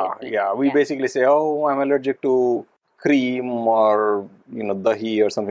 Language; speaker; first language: English; non-native, local second language; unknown